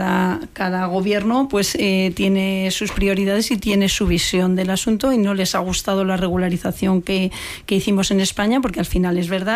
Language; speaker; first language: Spanish; native; Spanish